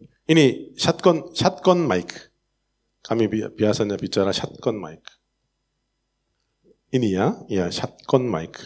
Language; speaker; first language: Indonesian; non-native, learner; Korean